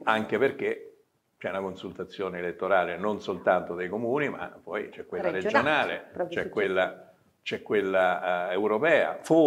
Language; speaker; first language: Italian; native; Italian